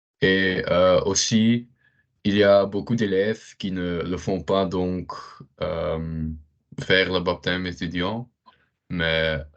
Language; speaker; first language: French; non-native, learner; Dutch